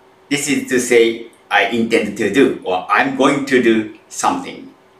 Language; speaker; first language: English; non-native, fluent; Japanese